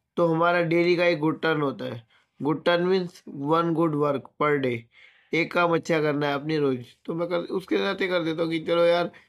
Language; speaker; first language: Hindi; native; Hindi